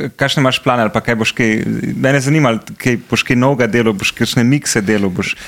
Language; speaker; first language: Slovenian; native; Slovenian